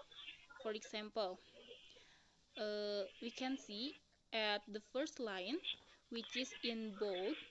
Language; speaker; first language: English; non-native, learner; Indonesian